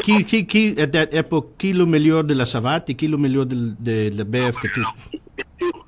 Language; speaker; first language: French; non-native, learner; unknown